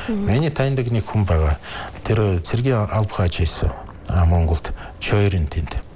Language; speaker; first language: Mongolian; non-native, fluent; Russian